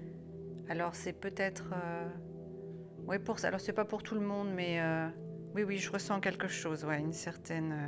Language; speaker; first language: French; native; French